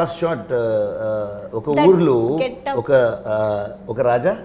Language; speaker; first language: Telugu; non-native, learner; Kannada